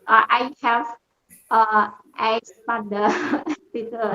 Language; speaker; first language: English; non-native, learner; Indonesian